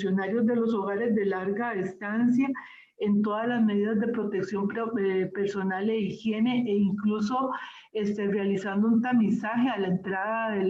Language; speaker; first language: Spanish; native; Spanish